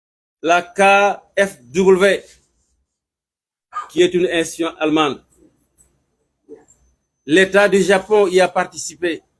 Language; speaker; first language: French; non-native, local second language; Wolof